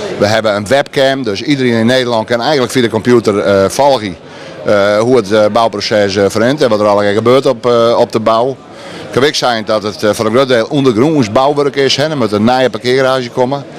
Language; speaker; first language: Dutch; non-native, local second language; Western Frisian